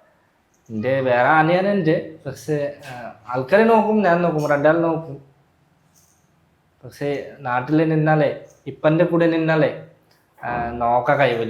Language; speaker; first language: Malayalam; non-native, learner; Bangla